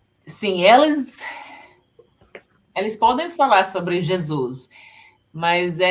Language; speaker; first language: Portuguese; non-native, fluent; Finnish